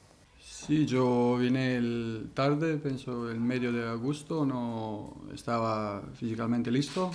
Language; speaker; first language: Spanish; non-native, learner; Serbian